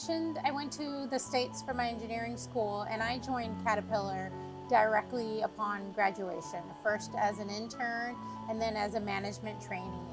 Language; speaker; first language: English; native; English